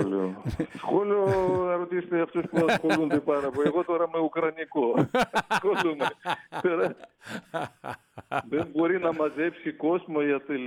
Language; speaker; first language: Greek; non-native, fluent; Russian